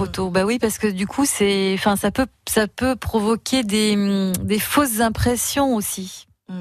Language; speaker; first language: French; native; French